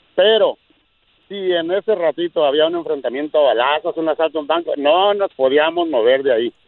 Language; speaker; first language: Spanish; native; Spanish